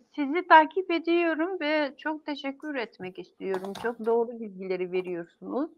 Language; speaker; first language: Turkish; non-native, fluent; Yakut